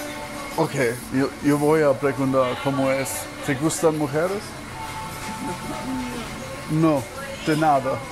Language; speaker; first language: Spanish; non-native, learner; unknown